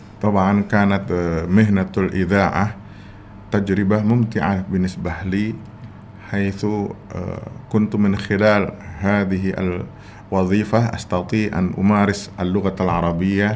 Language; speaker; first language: Arabic; non-native, fluent; Indonesian